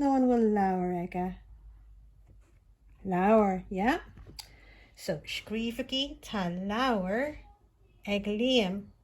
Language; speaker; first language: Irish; non-native, local second language; English